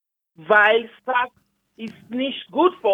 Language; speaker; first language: German; non-native, learner; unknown